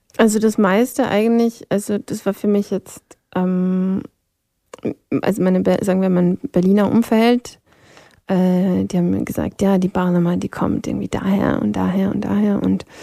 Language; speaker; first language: German; non-native, local second language; Upper Sorbian